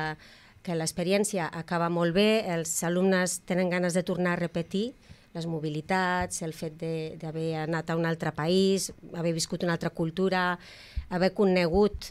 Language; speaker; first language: Catalan; native; Catalan